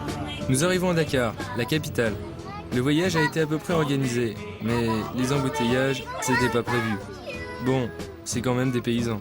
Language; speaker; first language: French; native; French